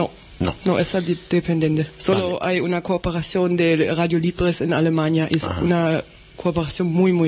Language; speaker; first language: Spanish; non-native, learner; German